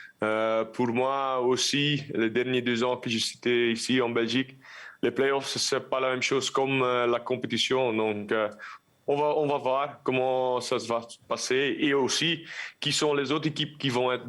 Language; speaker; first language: French; non-native, local second language; Dutch